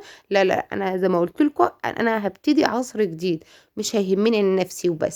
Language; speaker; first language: Arabic; native; Arabic